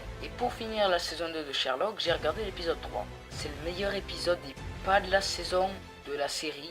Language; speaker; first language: French; native; French